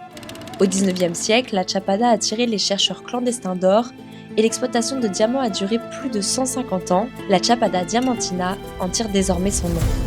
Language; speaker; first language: French; native; French